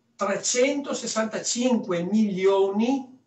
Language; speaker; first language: Italian; early bilingual, other home language; French